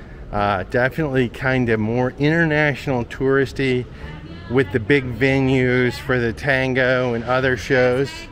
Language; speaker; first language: English; native; English